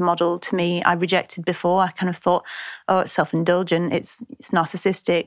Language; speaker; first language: English; native; English